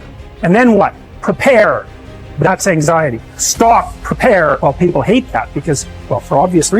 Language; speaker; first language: English; native; English